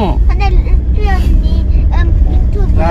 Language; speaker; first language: Korean; non-native, learner; Mizo